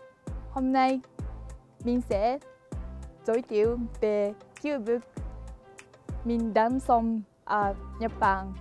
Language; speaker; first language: Vietnamese; non-native, learner; Japanese